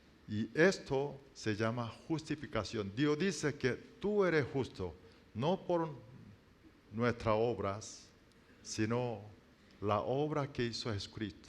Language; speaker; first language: Spanish; non-native, learner; Korean